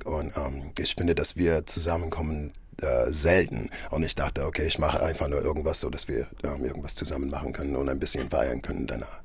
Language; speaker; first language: German; non-native, fluent; English